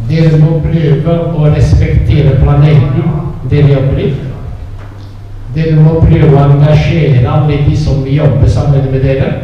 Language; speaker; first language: Norwegian; non-native, fluent; Italian